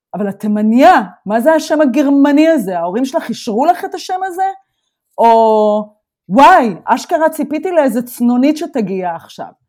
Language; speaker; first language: Hebrew; native; Hebrew